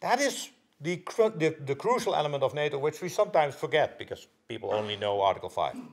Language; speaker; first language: English; non-native, fluent; Dutch